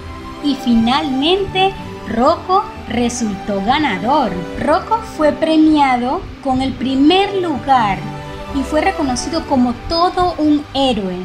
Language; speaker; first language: Spanish; native; Spanish